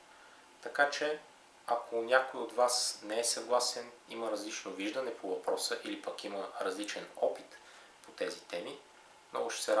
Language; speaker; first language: Bulgarian; native; Bulgarian